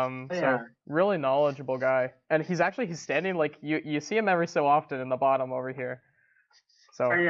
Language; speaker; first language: English; native; English